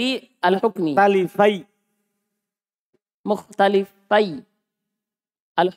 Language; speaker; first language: Arabic; non-native, learner; Indonesian